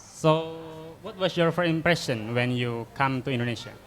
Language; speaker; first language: English; non-native, learner; Indonesian